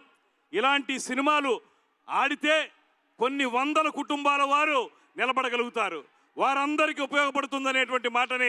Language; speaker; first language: Telugu; native; Telugu